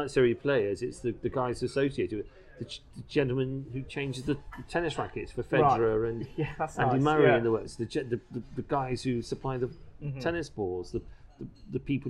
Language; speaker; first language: English; native; English